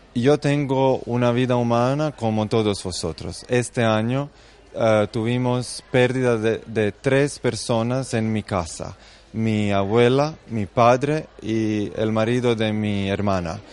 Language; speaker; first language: Spanish; non-native, fluent; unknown